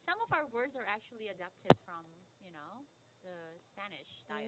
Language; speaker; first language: English; non-native, fluent; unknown